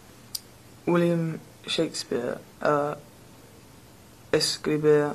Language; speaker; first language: Spanish; non-native, learner; English